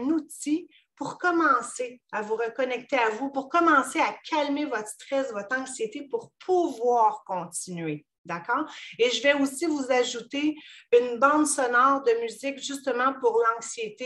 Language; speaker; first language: French; native; French